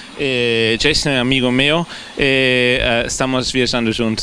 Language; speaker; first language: Portuguese; non-native, fluent; German